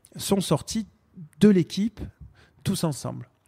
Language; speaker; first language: French; native; French